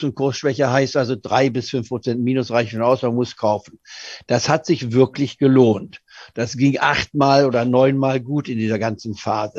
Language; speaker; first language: German; native; German